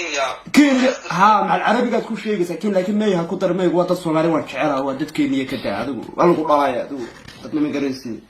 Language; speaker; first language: Arabic; non-native, learner; Somali